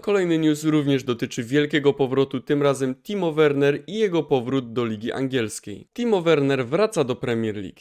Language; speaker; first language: Polish; native; Polish